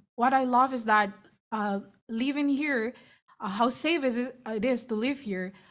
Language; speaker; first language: English; non-native, fluent; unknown